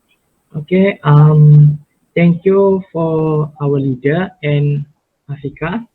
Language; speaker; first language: English; non-native, local second language; Malay